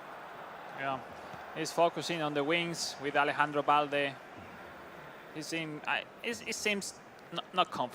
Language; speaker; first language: English; non-native, fluent; Spanish